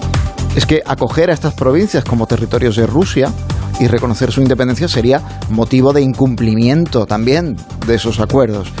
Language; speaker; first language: Spanish; native; Spanish